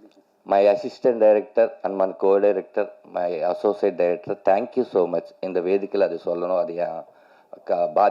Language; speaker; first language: Tamil; non-native, learner; Telugu